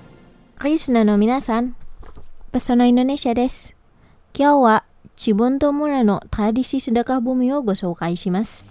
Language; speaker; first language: Japanese; non-native, fluent; Indonesian